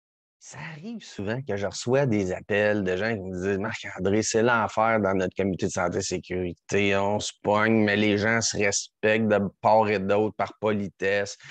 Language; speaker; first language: French; native; French